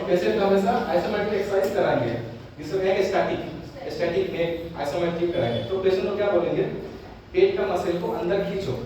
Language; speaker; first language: Hindi; non-native, local second language; Bangla